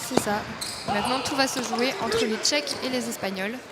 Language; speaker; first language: French; native; French